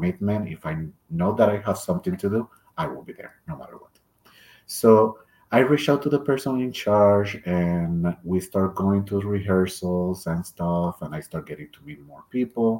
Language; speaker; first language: English; non-native, fluent; Spanish